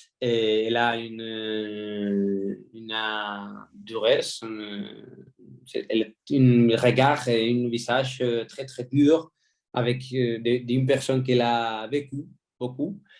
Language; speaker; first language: French; non-native, fluent; Spanish